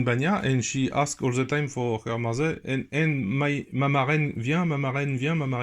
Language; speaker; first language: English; non-native, learner; French